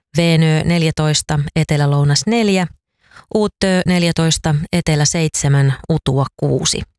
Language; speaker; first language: Finnish; native; Finnish